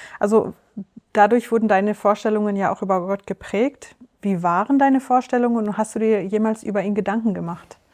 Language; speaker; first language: German; native; German